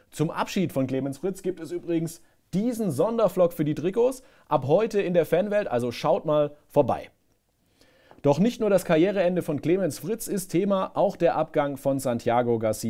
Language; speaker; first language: German; native; German